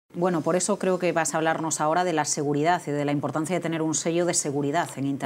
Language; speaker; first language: Spanish; native; Spanish